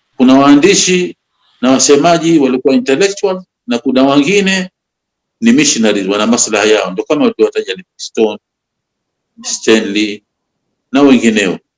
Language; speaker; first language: Swahili; native; Swahili